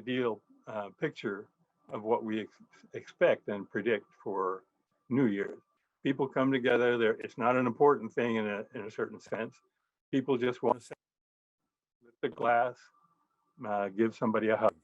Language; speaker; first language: English; native; English